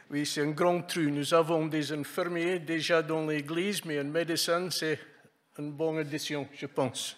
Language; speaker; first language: French; non-native, fluent; English